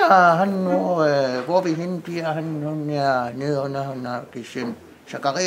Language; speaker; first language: Danish; non-native, local second language; Kalaallisut